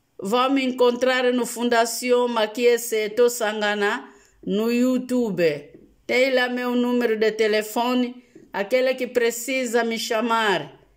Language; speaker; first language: Portuguese; non-native, local second language; Lingala